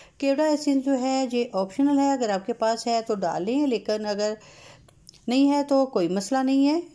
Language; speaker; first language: Urdu; native; Urdu